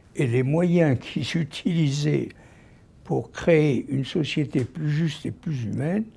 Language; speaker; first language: French; native; French